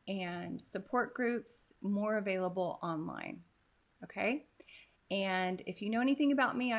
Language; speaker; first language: English; native; English